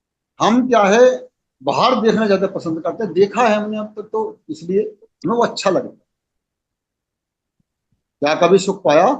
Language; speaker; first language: Hindi; native; Hindi